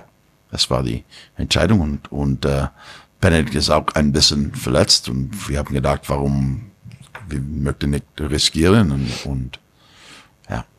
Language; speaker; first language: German; non-native, learner; English